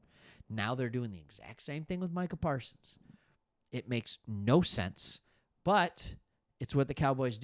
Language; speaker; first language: English; native; English